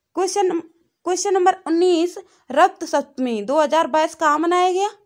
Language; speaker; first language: Hindi; native; Hindi